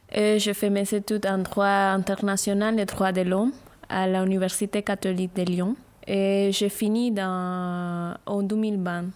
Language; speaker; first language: French; non-native, learner; Spanish